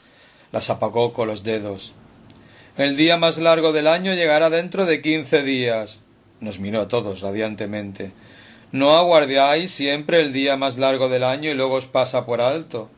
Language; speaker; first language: Spanish; native; Spanish